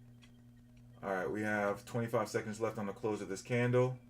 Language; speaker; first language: English; native; English